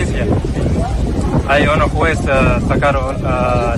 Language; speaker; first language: Spanish; non-native, learner; Arabic